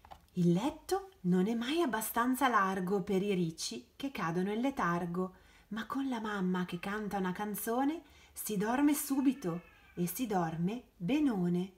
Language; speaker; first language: Italian; native; Italian